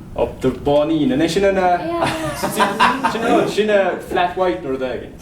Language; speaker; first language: Irish; native; Irish